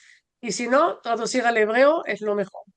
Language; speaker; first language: Spanish; non-native, fluent; Hebrew